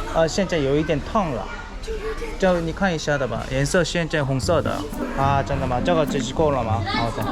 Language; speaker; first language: Chinese; non-native, learner; Korean